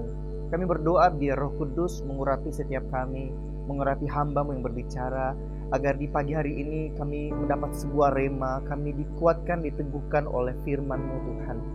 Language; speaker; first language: Indonesian; native; Indonesian